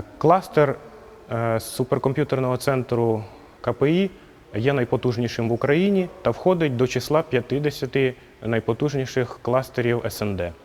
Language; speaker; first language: Ukrainian; native; Ukrainian